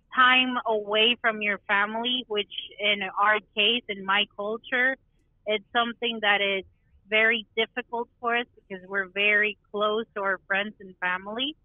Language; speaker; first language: English; non-native, local second language; Spanish